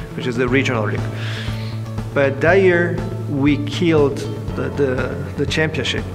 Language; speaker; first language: English; non-native, fluent; Italian